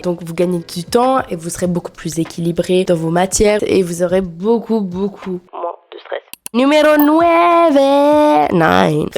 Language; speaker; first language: French; native; French